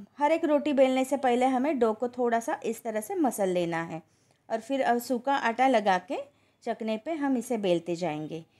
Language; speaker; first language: Hindi; non-native, local second language; Marathi